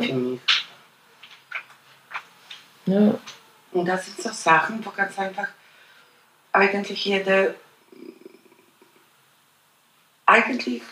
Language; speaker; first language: German; non-native, fluent; Polish